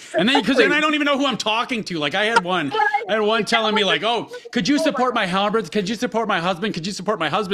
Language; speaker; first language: English; native; English